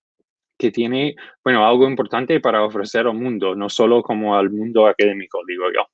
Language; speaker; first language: Spanish; non-native, fluent; English